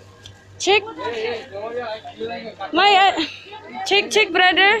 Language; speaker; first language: English; non-native, local second language; Filipino